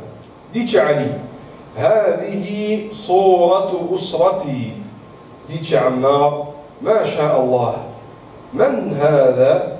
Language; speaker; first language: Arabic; non-native, fluent; Italian